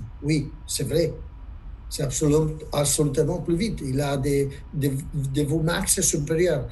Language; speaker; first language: French; non-native, learner; Italian